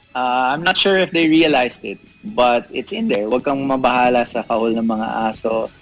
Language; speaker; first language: English; non-native, local second language; Filipino